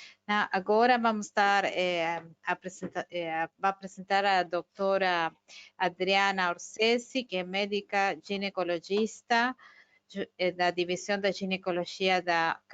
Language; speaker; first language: Portuguese; non-native, fluent; Spanish